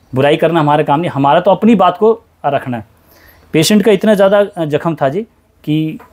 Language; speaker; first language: Hindi; native; Hindi